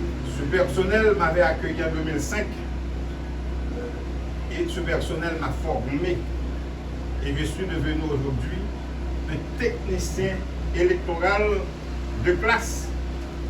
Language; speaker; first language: French; non-native, local second language; Haitian Creole